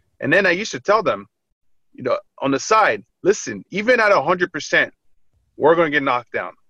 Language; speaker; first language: English; early bilingual, other home language; French